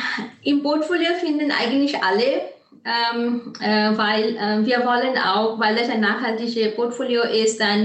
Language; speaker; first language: German; non-native, fluent; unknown